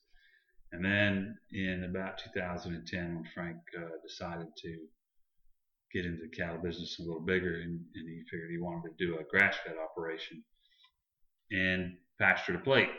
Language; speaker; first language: English; native; English